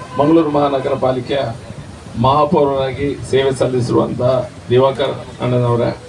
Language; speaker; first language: Kannada; native; Kannada